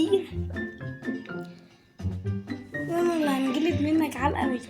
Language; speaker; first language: Arabic; native; Arabic